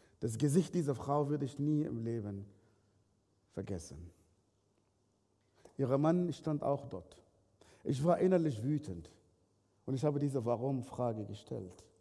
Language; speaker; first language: German; non-native, fluent; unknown